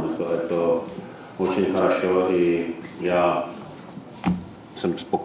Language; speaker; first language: Russian; non-native, learner; Czech